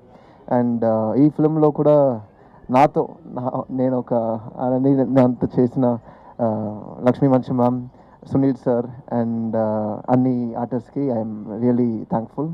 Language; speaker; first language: Telugu; non-native, learner; Tamil